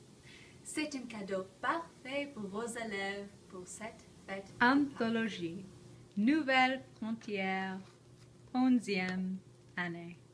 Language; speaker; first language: French; non-native, learner; English